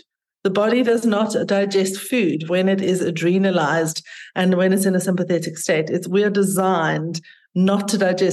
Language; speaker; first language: English; native; English